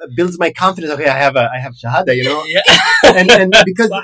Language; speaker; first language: English; non-native, fluent; Arabic